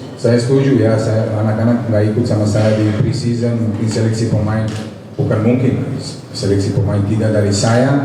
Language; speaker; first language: Indonesian; non-native, fluent; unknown